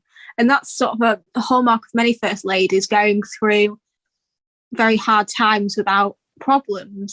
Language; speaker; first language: English; native; English